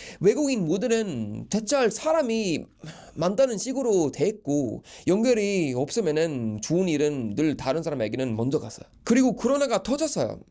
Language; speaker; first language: Korean; non-native, fluent; Swedish